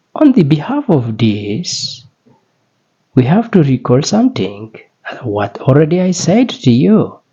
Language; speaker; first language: English; non-native, local second language; Amharic